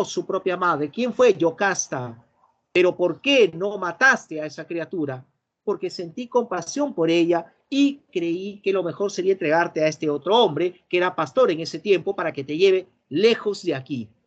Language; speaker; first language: Spanish; native; Spanish